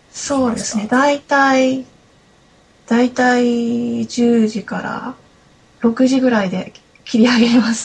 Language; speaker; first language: Japanese; native; Japanese